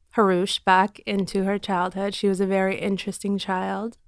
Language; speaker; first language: English; non-native, fluent; Armenian